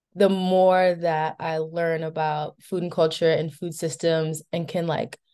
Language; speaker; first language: English; native; English